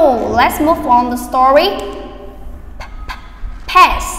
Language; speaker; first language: English; non-native, fluent; Vietnamese